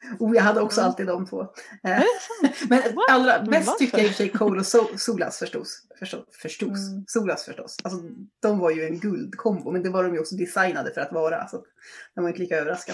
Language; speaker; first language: Swedish; native; Swedish